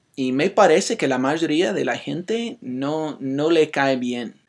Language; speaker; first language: Spanish; non-native, fluent; English